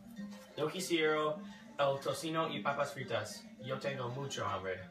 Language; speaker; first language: Spanish; non-native, learner; English